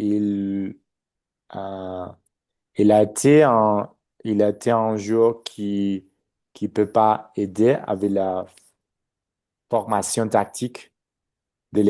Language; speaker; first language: French; non-native, learner; Spanish